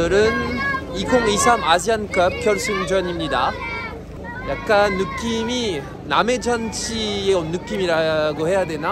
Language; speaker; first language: Korean; non-native, fluent; French